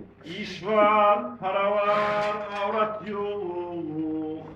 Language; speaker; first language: Turkish; non-native, learner; Arabic